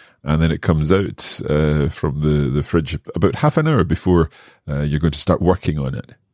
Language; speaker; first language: English; native; English